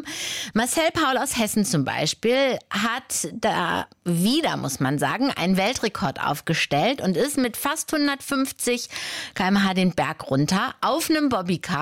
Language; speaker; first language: German; native; German